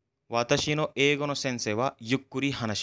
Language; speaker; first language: Japanese; non-native, fluent; Hindi